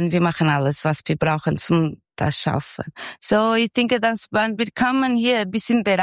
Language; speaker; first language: German; non-native, learner; Portuguese